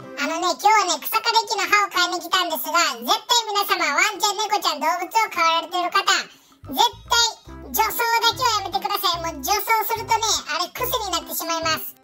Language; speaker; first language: Japanese; native; Japanese